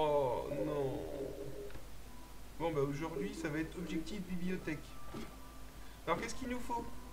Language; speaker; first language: French; native; French